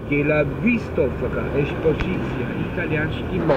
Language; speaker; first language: Russian; non-native, learner; Italian